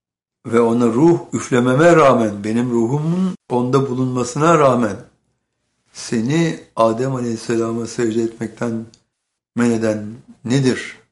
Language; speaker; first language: Turkish; native; Turkish